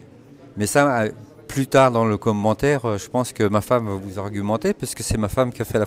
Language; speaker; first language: French; native; French